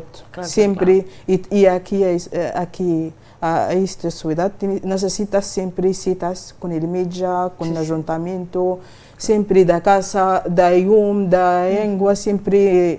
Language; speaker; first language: Spanish; non-native, learner; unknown